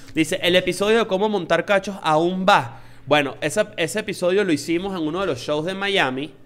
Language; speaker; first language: Spanish; native; Spanish